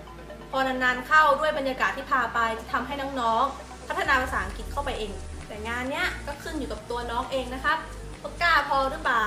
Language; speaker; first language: Thai; native; Thai